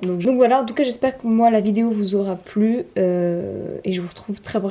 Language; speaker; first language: French; native; French